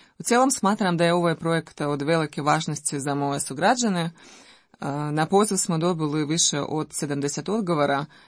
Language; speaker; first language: Croatian; non-native, learner; Russian